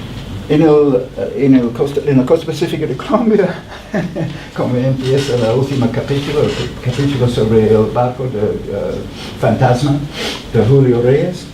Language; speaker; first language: Spanish; non-native, fluent; English